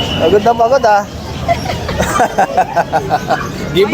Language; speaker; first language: Filipino; native; Filipino